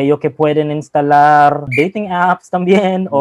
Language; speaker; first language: Spanish; non-native, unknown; Filipino